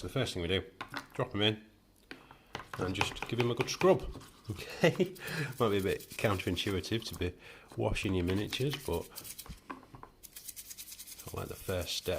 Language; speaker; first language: English; native; English